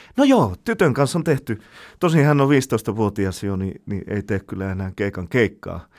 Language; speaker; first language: Finnish; native; Finnish